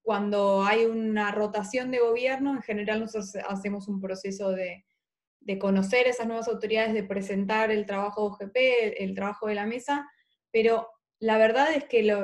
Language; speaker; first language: Spanish; native; Spanish